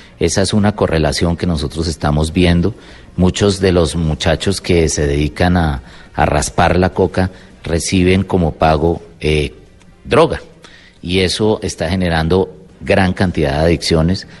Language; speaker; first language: Spanish; native; Spanish